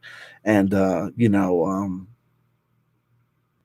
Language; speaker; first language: English; native; English